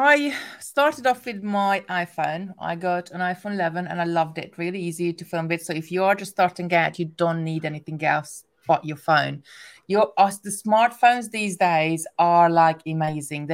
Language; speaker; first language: English; non-native, fluent; Hungarian